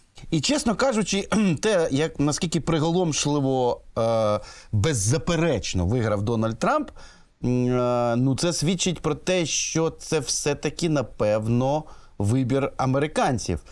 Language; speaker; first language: Ukrainian; native; Ukrainian